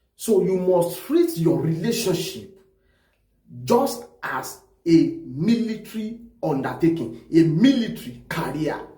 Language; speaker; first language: English; non-native, local second language; Yoruba